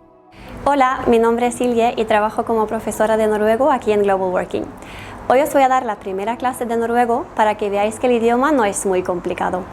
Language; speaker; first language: Spanish; non-native, fluent; Norwegian